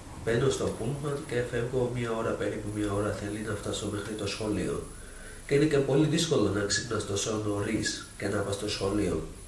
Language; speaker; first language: Greek; non-native, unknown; Georgian